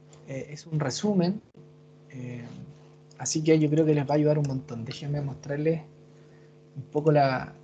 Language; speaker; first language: Spanish; native; Spanish